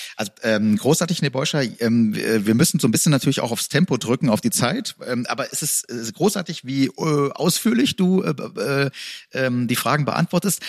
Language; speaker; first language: German; native; German